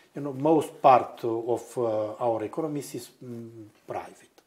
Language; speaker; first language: English; non-native, fluent; Romanian